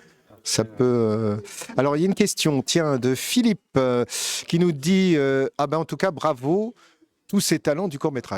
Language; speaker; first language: French; native; French